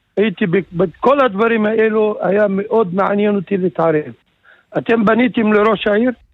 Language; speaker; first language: Hebrew; non-native, local second language; Arabic